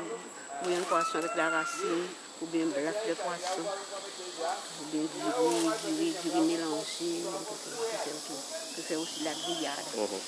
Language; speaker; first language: French; non-native, local second language; Guadeloupean Creole French